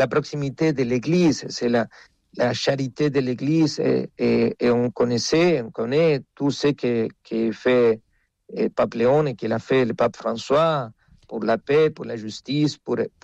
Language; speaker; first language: French; non-native, fluent; Spanish